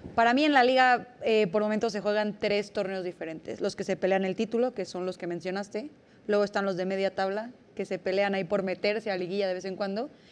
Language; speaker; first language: Spanish; native; Spanish